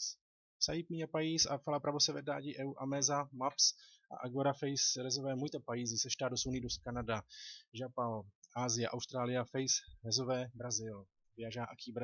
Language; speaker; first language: Portuguese; non-native, learner; Czech